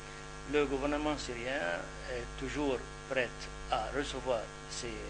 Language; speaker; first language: French; non-native, fluent; Arabic